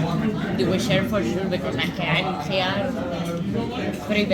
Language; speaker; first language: English; non-native, learner; Spanish